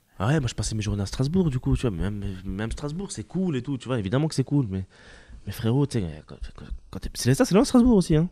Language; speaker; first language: French; early bilingual, other home language; Arabic